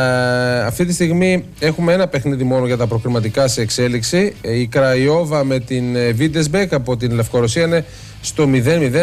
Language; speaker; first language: Greek; native; Greek